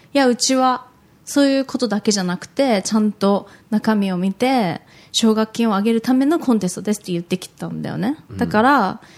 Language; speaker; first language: Japanese; early bilingual, heritage; Japanese